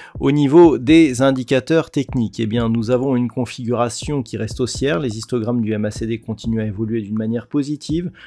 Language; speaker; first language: French; native; French